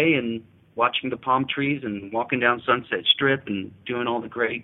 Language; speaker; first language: English; native; English